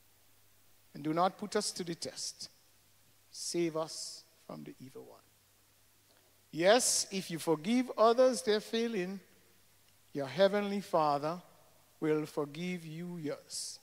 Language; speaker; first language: English; native; English